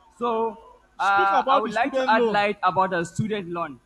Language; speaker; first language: English; non-native, local second language; Hausa